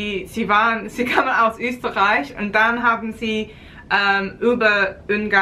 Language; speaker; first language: German; non-native, learner; English